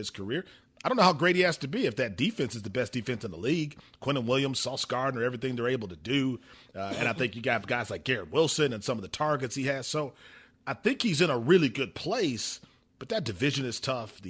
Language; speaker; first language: English; native; English